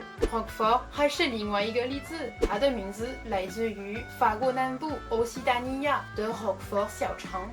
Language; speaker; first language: Chinese; non-native, fluent; French